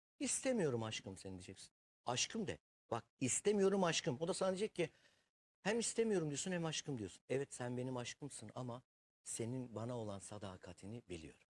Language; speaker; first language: Turkish; native; Turkish